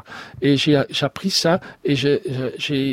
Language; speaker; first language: French; non-native, learner; Dutch